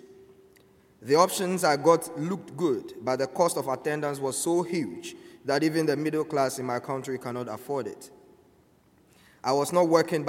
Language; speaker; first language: English; non-native, local second language; Akan